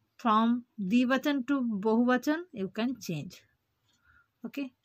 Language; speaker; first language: English; non-native, local second language; Bangla